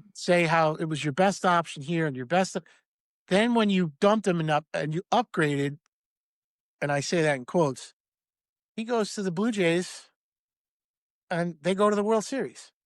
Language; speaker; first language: English; native; English